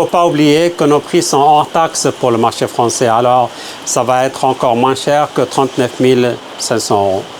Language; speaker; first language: French; non-native, fluent; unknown